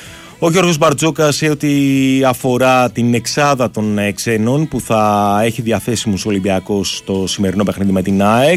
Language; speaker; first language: Greek; native; Greek